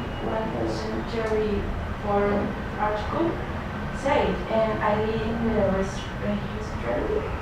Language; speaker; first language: English; non-native, learner; Spanish